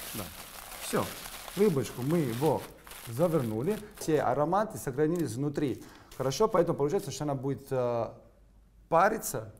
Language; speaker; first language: Russian; non-native, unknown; Italian